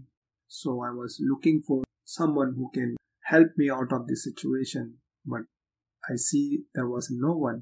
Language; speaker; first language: English; non-native, local second language; Hindi